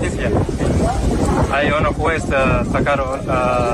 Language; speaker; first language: Spanish; non-native, learner; Arabic